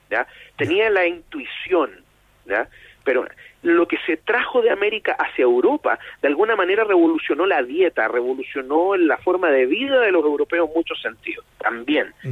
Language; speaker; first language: Spanish; native; Spanish